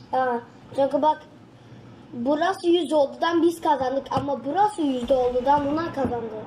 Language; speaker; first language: Turkish; early bilingual, heritage; Turkish